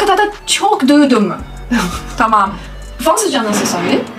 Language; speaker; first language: Turkish; non-native, learner; Chinese